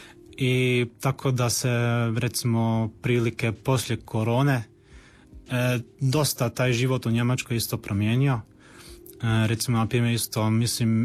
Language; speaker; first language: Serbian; early bilingual, heritage; Croatian